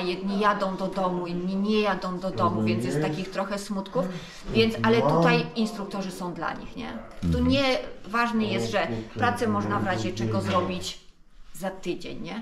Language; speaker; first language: Polish; native; Polish